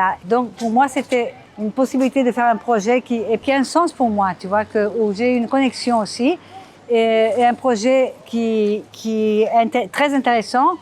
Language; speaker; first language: French; non-native, fluent; Portuguese